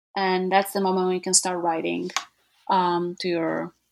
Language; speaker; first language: English; non-native, fluent; Polish